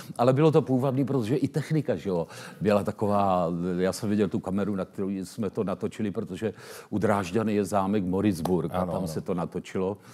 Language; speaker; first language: Czech; native; Czech